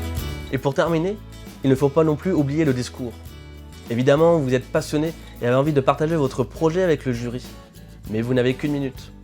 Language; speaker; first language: French; native; French